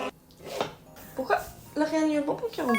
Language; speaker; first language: French; native; French